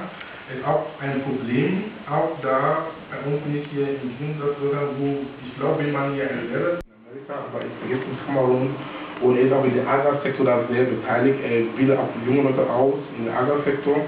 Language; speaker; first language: German; non-native, fluent; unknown